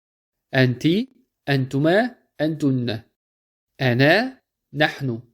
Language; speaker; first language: Arabic; non-native, fluent; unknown